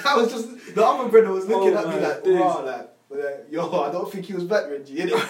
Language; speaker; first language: English; native; English